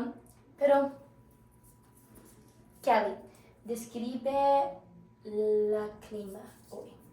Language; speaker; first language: Spanish; non-native, learner; English